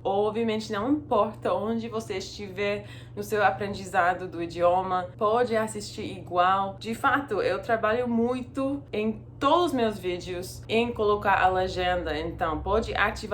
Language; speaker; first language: Portuguese; non-native, fluent; English